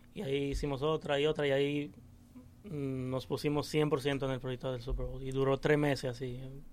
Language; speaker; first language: Spanish; early bilingual, heritage; English